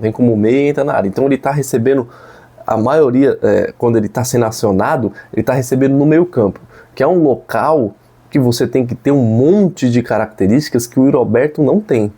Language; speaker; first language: Portuguese; native; Portuguese